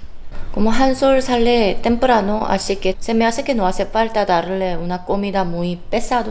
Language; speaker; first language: Spanish; non-native, fluent; Korean